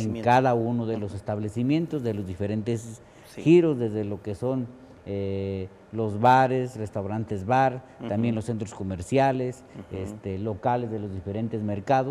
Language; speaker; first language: Spanish; native; Spanish